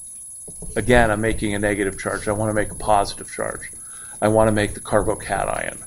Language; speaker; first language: English; native; English